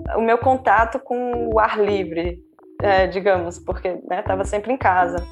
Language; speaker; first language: Portuguese; native; Portuguese